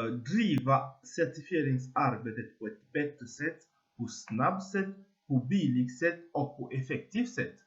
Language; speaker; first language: Swedish; non-native, fluent; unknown